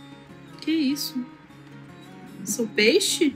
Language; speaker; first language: Portuguese; non-native, fluent; Russian